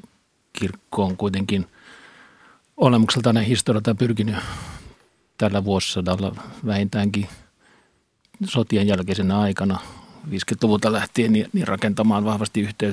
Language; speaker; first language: Finnish; native; Finnish